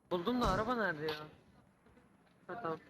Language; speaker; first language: Turkish; native; Turkish